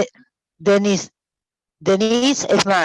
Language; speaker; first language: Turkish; non-native, learner; Spanish